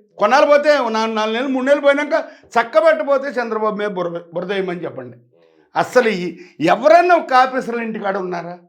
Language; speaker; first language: Telugu; native; Telugu